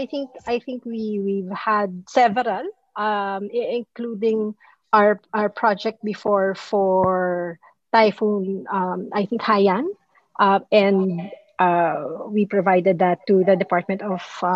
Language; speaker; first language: English; non-native, local second language; Filipino